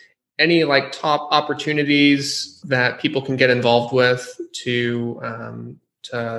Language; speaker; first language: English; native; English